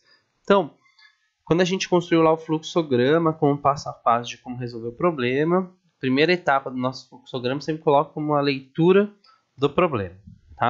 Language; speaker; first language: Portuguese; native; Portuguese